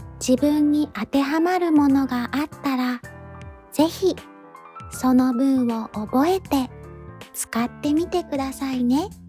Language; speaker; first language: Japanese; native; Japanese